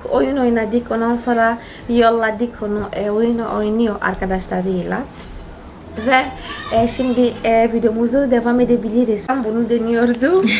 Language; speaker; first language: Turkish; non-native, fluent; Portuguese